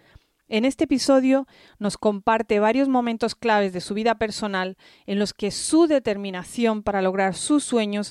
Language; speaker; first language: Spanish; native; Spanish